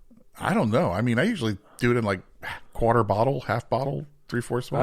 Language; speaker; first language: English; native; English